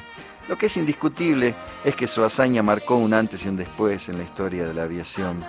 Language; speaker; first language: Spanish; native; Spanish